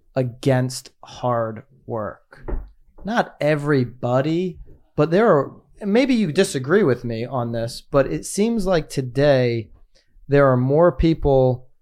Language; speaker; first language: English; native; English